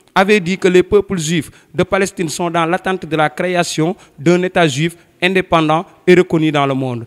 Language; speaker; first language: French; non-native, local second language; Wolof